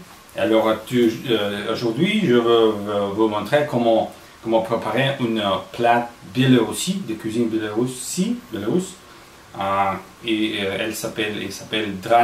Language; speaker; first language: French; non-native, learner; Russian